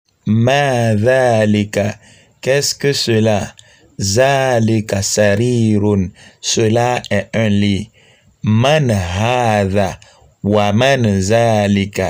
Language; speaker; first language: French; non-native, local second language; Fon